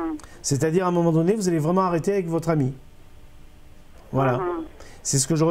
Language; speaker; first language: French; native; French